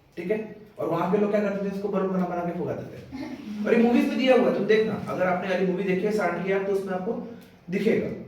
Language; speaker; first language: Hindi; non-native, local second language; Marathi